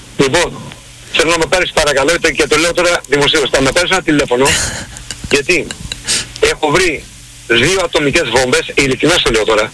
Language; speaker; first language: Greek; early bilingual, heritage; Greek